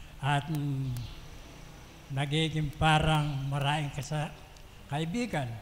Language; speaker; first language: Filipino; native; Filipino